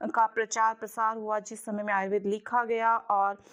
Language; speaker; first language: Hindi; native; Hindi